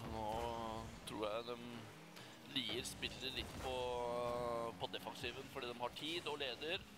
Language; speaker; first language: Norwegian; native; Norwegian